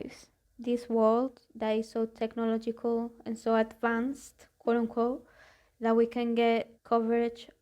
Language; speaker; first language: English; non-native, fluent; Spanish